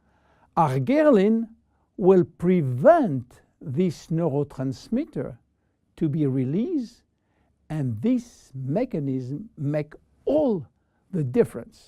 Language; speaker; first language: English; non-native, fluent; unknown